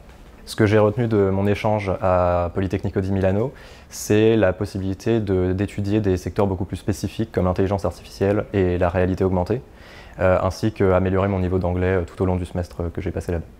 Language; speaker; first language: French; native; French